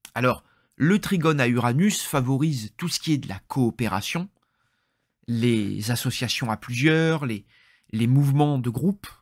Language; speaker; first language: French; native; French